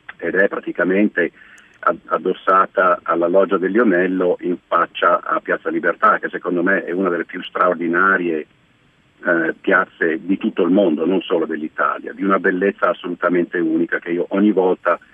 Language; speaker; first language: Italian; native; Italian